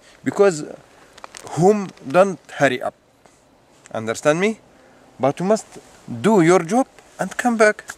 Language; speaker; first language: English; non-native, learner; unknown